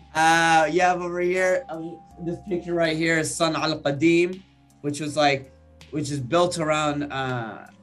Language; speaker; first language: English; early bilingual, other home language; Arabic